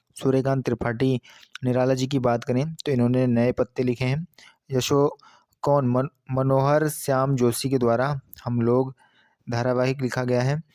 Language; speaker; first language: Hindi; native; Hindi